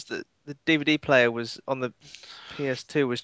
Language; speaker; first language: English; native; English